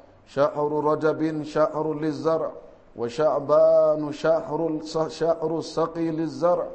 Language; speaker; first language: Arabic; non-native, fluent; Hausa